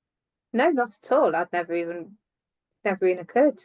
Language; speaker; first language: English; native; English